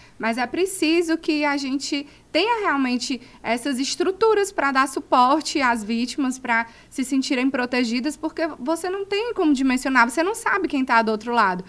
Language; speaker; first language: Portuguese; native; Portuguese